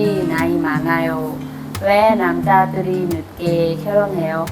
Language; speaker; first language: Korean; non-native, learner; Lao